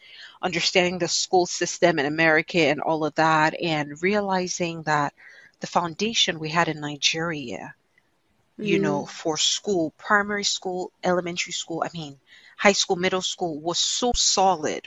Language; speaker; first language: English; non-native, local second language; Igbo